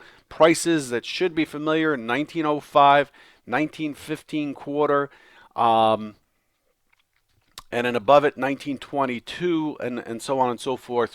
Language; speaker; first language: English; native; English